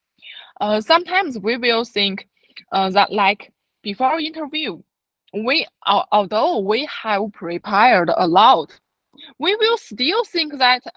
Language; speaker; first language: English; non-native, fluent; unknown